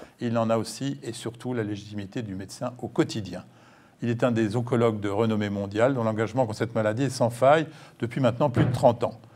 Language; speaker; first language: French; native; French